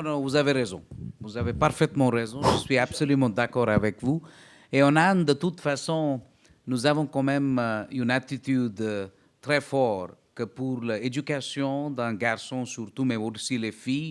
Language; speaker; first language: French; non-native, fluent; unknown